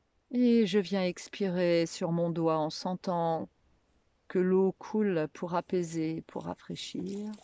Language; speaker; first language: French; native; French